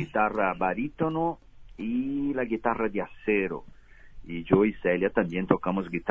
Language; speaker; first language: Spanish; non-native, fluent; Portuguese